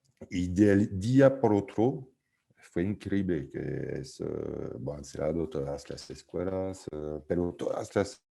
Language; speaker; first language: Spanish; non-native, fluent; French